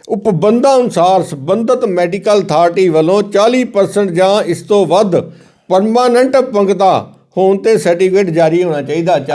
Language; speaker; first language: Punjabi; native; Punjabi